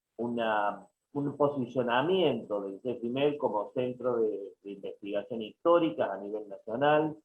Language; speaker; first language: Spanish; native; Spanish